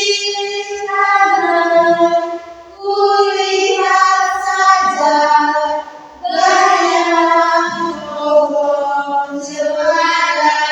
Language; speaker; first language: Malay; non-native, local second language; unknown